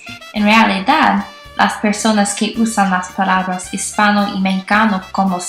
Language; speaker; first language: Spanish; non-native, learner; English